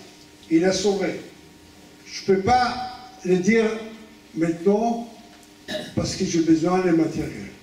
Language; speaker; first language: French; non-native, fluent; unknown